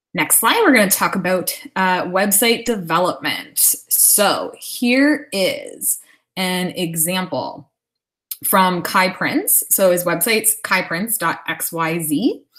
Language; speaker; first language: English; native; English